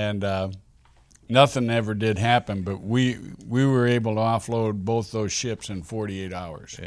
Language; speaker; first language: English; native; English